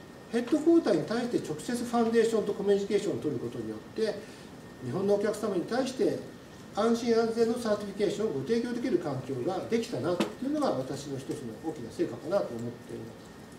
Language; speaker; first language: Japanese; native; Japanese